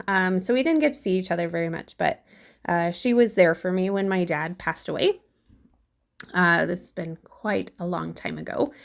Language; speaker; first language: English; native; English